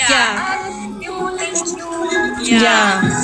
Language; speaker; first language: English; non-native, learner; Filipino